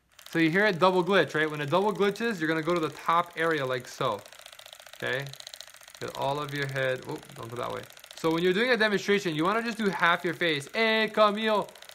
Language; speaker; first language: English; native; English